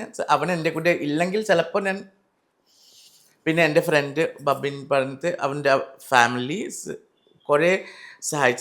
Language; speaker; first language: Malayalam; non-native, learner; Assamese